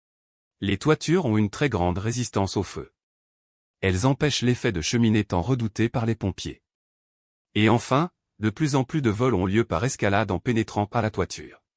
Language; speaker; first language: French; native; French